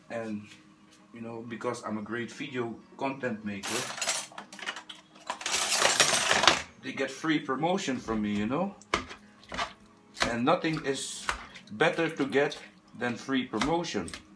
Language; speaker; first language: English; non-native, fluent; Dutch